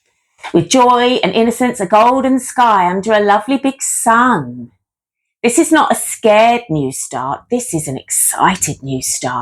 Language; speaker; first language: English; native; English